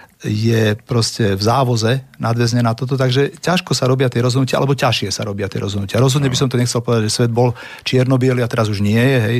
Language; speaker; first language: Slovak; native; Slovak